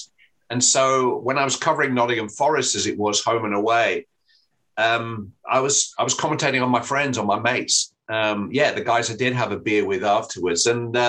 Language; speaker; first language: English; native; English